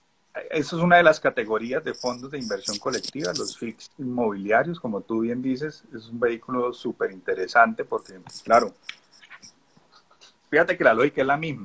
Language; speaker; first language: Spanish; native; Spanish